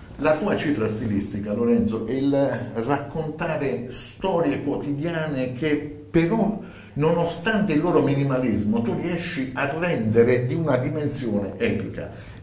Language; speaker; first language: Italian; native; Italian